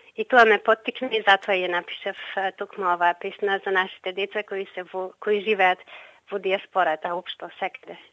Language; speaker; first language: Macedonian; native; Macedonian